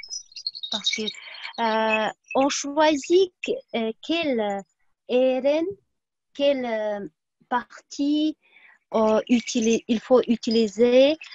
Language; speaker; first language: French; non-native, fluent; Tuvinian